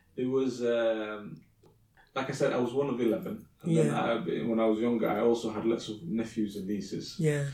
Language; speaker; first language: English; early bilingual, other home language; Somali